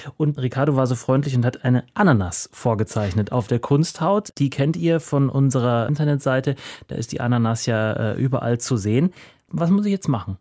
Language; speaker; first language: German; native; German